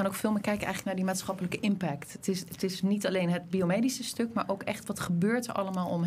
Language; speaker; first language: Dutch; native; Dutch